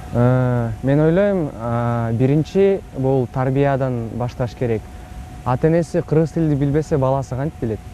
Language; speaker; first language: Kyrgyz; non-native, local second language; Russian